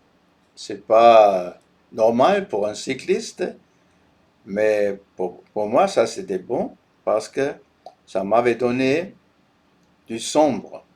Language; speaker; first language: French; non-native, fluent; German